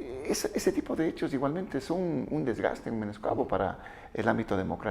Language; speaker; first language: Spanish; native; Spanish